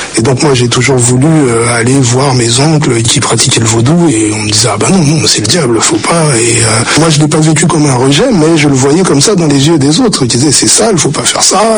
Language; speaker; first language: French; early bilingual, other home language; Haitian Creole